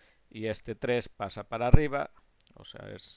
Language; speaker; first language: Spanish; native; Spanish